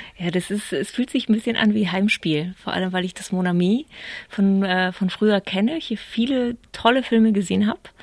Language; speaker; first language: German; early bilingual, other home language; Polish